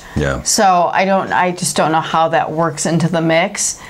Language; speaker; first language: English; native; English